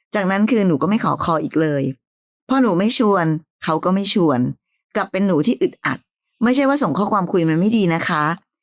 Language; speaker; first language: Thai; native; Thai